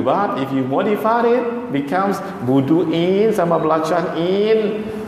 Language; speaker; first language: English; non-native, local second language; Malay